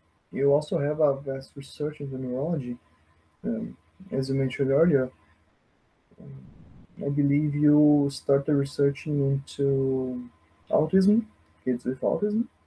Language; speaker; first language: English; non-native, fluent; Portuguese